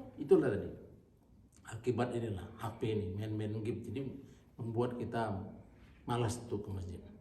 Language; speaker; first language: Indonesian; native; Indonesian